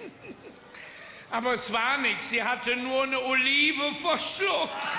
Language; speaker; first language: German; native; German